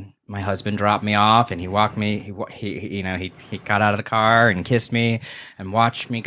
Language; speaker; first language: English; native; English